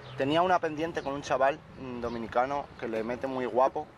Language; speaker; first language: Spanish; native; Spanish